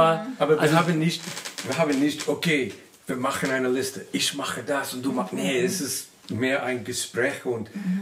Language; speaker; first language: German; non-native, learner; English